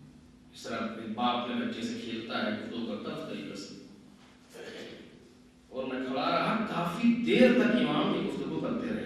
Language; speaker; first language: Urdu; native; Urdu